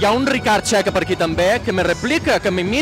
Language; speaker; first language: Catalan; native; Catalan